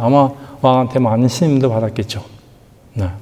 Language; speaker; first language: Korean; native; Korean